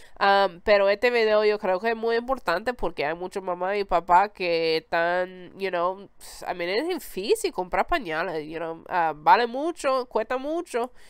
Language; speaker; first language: Spanish; early bilingual, heritage; Spanish